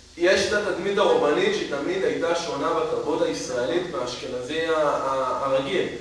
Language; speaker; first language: Hebrew; native; Hebrew